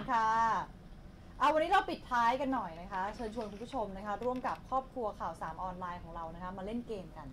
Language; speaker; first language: Thai; native; Thai